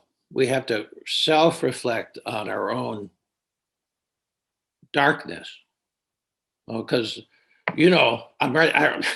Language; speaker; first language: English; native; English